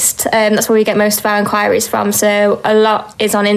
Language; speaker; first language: English; native; English